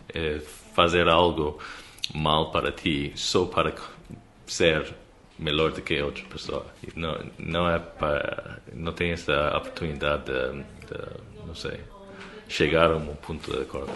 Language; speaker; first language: Portuguese; non-native, learner; English